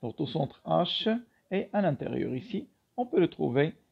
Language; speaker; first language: French; non-native, local second language; Arabic